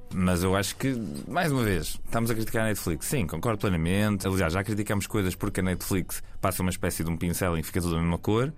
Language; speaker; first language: Portuguese; native; Portuguese